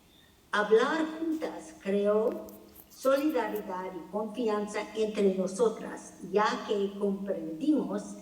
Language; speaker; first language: Spanish; non-native, fluent; English